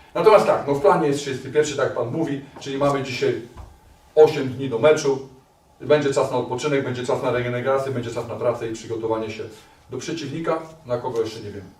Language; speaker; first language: Polish; native; Polish